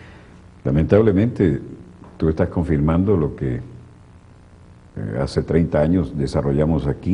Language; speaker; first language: Spanish; native; Spanish